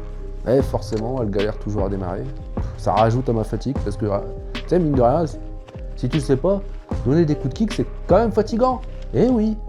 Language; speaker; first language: French; native; French